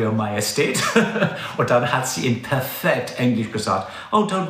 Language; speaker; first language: German; non-native, fluent; English